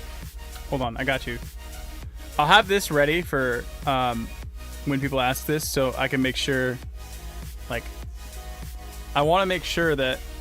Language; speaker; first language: English; native; English